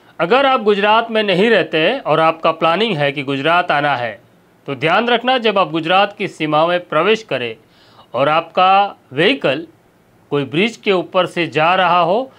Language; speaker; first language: Hindi; non-native, local second language; Gujarati